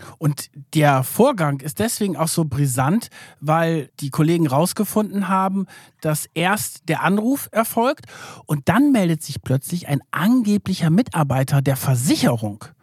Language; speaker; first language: German; early bilingual, other home language; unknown